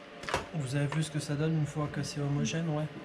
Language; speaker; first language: French; native; French